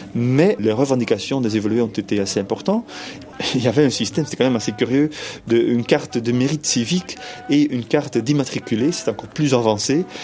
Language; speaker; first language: French; non-native, fluent; Dutch